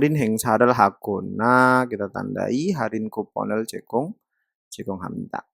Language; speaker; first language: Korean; non-native, fluent; Indonesian